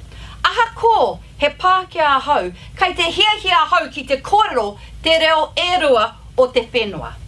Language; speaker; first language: Māori; non-native, local second language; English